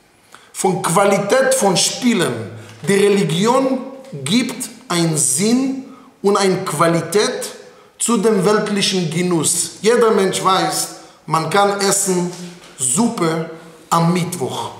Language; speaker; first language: German; non-native, fluent; Hebrew